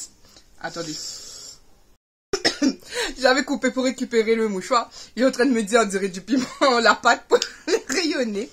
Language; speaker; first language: French; native; French